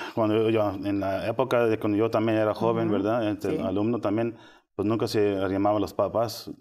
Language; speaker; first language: Spanish; early bilingual, heritage; Spanish